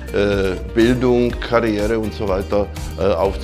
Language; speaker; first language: German; non-native, fluent; Czech